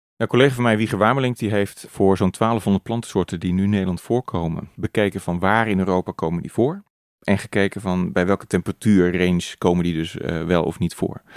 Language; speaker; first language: Dutch; native; Dutch